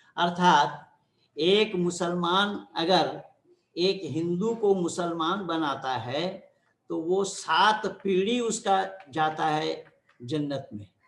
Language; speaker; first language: Hindi; non-native, local second language; Bangla